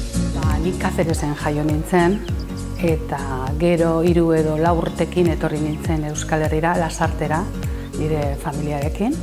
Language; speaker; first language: Basque; non-native, local second language; Spanish